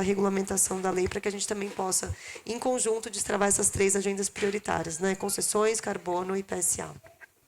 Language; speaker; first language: Portuguese; native; Portuguese